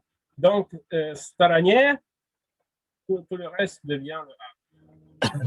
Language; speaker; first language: French; non-native, fluent; Russian